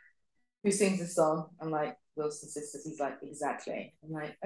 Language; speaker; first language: English; native; English